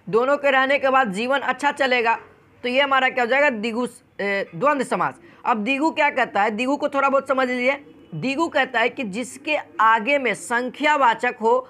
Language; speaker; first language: Hindi; native; Hindi